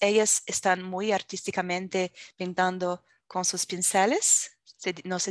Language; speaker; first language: Spanish; non-native, fluent; Portuguese